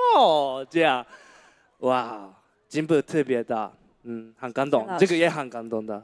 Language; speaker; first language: Chinese; non-native, learner; Japanese